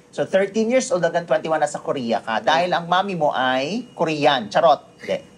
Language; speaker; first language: Filipino; native; Filipino